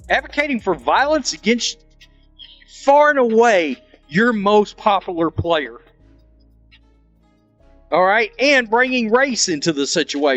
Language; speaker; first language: English; native; English